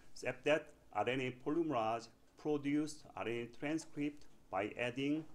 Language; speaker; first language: English; non-native, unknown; Korean